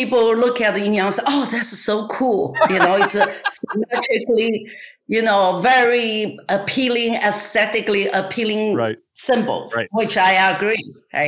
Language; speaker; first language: English; non-native, fluent; Chinese